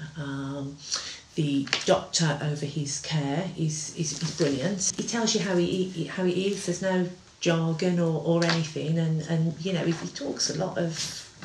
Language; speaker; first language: English; native; English